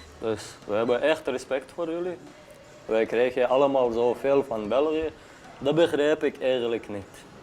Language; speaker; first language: Dutch; non-native, learner; Chechen